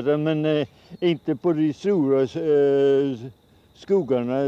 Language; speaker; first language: Swedish; early bilingual, heritage; Swedish